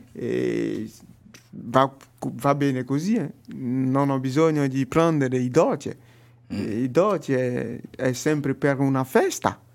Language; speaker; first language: Italian; non-native, learner; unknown